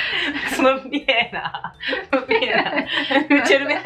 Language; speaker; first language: Italian; non-native, learner; Japanese